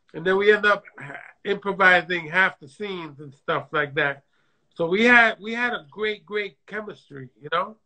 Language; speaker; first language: English; native; English